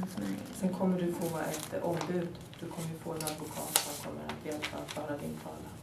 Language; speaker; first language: Swedish; native; Swedish